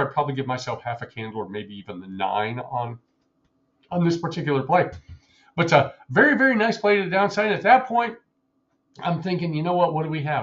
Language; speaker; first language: English; native; English